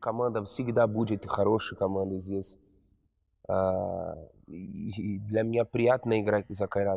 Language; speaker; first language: Russian; non-native, learner; Portuguese